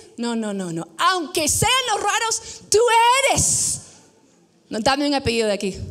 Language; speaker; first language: Spanish; non-native, fluent; English